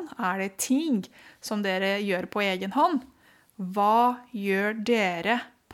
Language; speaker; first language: Norwegian; non-native, fluent; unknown